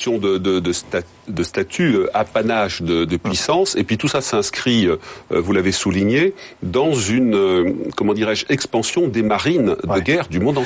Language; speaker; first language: French; native; French